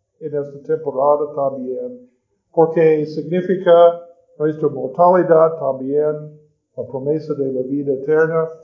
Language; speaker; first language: Spanish; non-native, learner; English